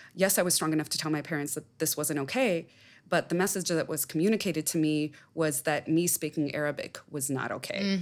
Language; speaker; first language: English; native; English